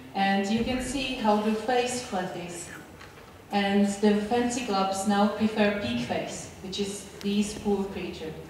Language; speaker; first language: English; non-native, fluent; Czech